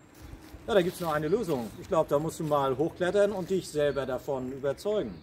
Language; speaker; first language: German; native; German